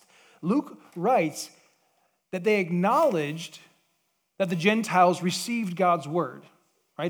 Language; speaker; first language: English; native; English